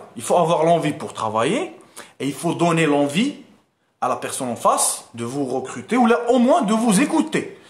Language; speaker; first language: French; non-native, local second language; Arabic